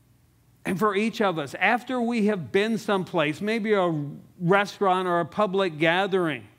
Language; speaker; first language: English; native; English